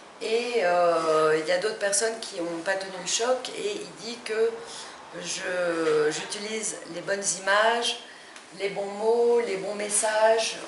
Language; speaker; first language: French; non-native, fluent; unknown